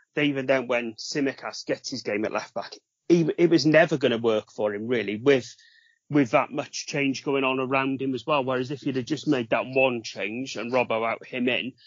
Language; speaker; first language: English; native; English